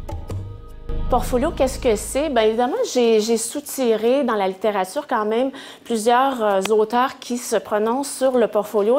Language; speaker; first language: French; native; French